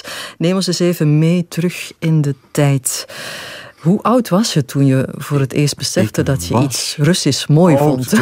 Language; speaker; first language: Dutch; native; Dutch